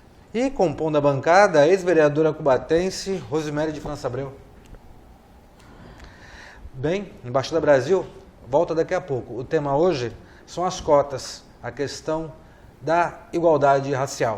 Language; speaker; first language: Portuguese; native; Portuguese